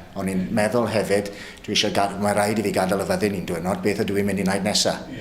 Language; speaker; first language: Welsh; non-native, local second language; English